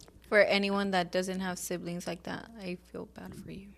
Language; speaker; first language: English; early bilingual, other home language; Spanish